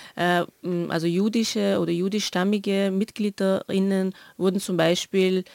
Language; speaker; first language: German; non-native, fluent; Persian